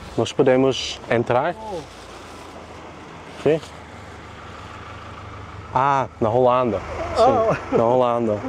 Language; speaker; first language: Portuguese; non-native, learner; English